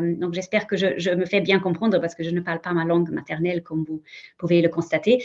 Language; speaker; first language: French; non-native, fluent; German